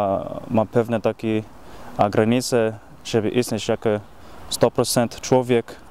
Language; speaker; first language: Polish; non-native, fluent; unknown